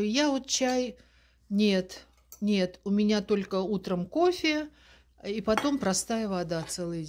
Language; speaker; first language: Russian; native; Russian